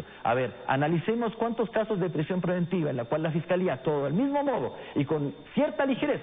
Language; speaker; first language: Spanish; native; Spanish